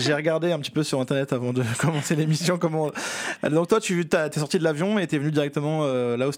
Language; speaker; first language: French; native; French